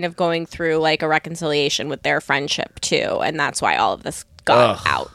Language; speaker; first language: English; native; English